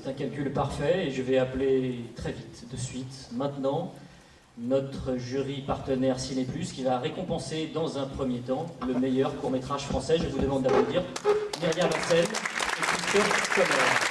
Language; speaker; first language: French; native; French